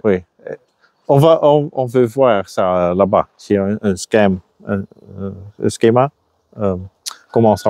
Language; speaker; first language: French; non-native, local second language; Dutch